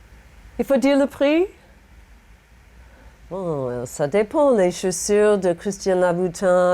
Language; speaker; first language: French; non-native, fluent; English